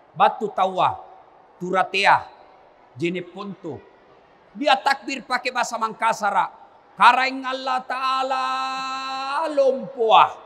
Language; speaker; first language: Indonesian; native; Indonesian